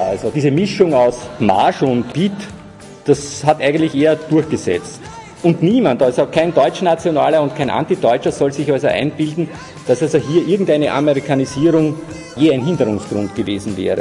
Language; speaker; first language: German; native; German